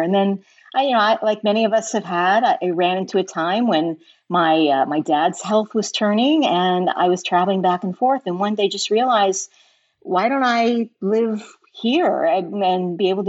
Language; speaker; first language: English; native; English